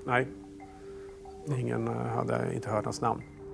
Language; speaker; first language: Swedish; native; Swedish